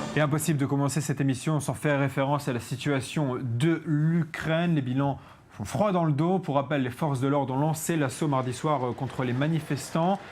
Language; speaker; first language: French; native; French